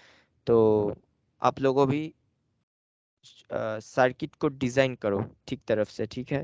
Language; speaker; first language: Hindi; non-native, local second language; Bangla